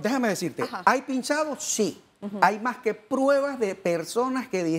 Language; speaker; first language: Spanish; native; Spanish